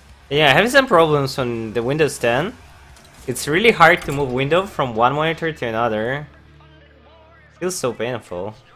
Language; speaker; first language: English; non-native, fluent; Russian